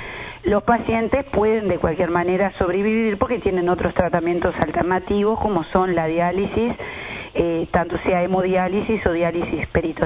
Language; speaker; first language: Spanish; native; Spanish